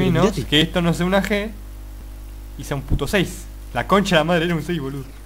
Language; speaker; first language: Spanish; native; Spanish